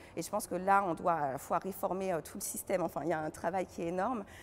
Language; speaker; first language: French; native; French